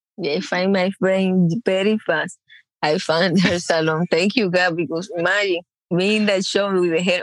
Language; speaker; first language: English; non-native, learner; Spanish